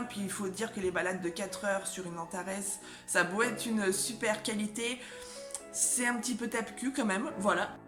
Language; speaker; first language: French; native; French